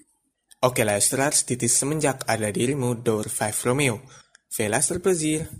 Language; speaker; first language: Dutch; non-native, fluent; Indonesian